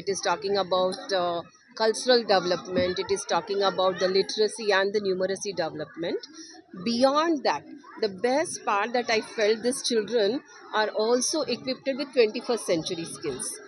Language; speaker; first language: English; non-native, local second language; Telugu